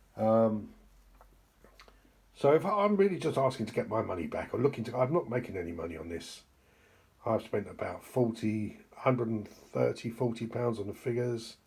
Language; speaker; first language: English; native; English